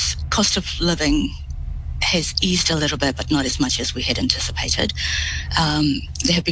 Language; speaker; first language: English; native; English